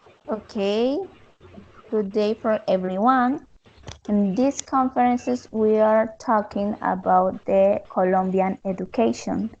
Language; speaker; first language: English; non-native, learner; Spanish